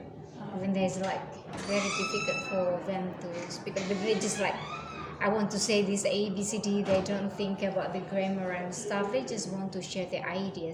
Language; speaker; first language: English; non-native, fluent; Indonesian